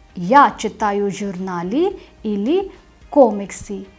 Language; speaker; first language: Russian; non-native, fluent; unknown